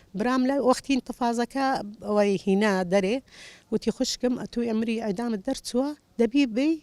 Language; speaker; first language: Central Kurdish; non-native, local second language; Assyrian Neo-Aramaic